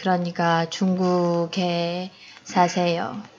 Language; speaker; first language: Korean; non-native, fluent; Chinese